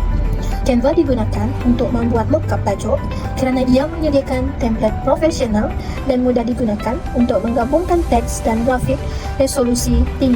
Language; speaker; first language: Malay; native; Malay